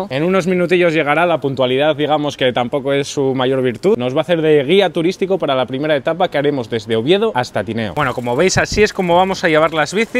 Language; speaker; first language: Spanish; native; Spanish